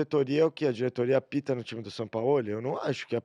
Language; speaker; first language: Portuguese; native; Portuguese